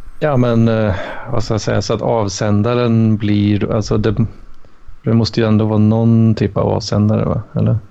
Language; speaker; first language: Swedish; native; Swedish